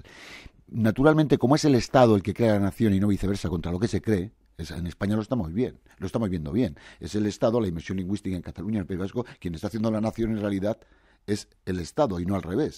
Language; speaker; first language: Spanish; native; Spanish